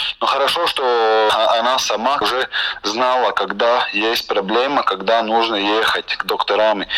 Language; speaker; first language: Russian; non-native, local second language; Latvian